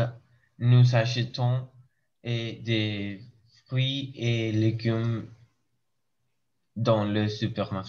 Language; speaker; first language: French; non-native, learner; English